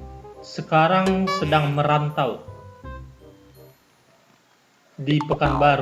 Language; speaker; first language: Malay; non-native, local second language; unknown